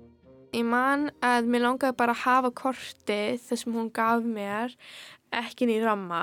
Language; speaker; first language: Icelandic; early bilingual, heritage; Icelandic